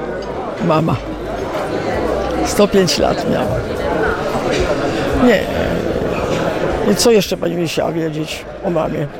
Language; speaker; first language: Polish; early bilingual, heritage; Italian